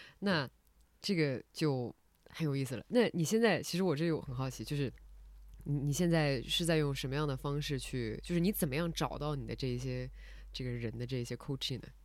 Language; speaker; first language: Chinese; native; Chinese